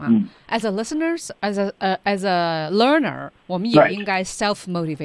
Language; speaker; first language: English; non-native, fluent; Chinese